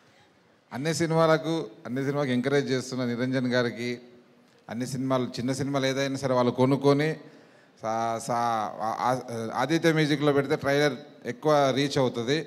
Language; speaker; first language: Telugu; native; Telugu